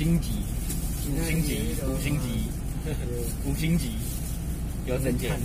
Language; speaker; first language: Chinese; native; Chinese